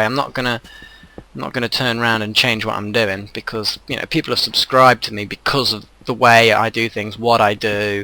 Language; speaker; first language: English; native; English